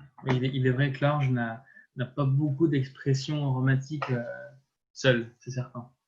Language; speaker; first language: French; native; French